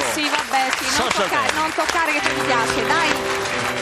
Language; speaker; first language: Italian; native; Italian